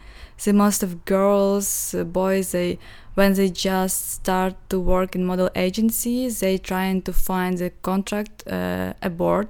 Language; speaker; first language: English; non-native, learner; Ukrainian